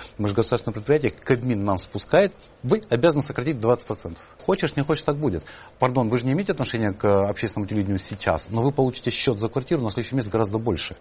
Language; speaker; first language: Russian; native; Russian